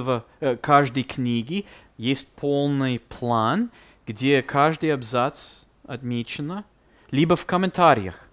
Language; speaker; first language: Russian; non-native, fluent; English